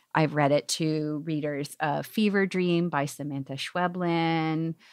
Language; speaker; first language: English; native; English